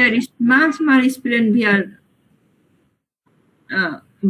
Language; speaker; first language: German; non-native, learner; Bangla